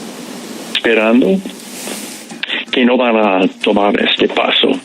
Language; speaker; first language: Spanish; non-native, fluent; English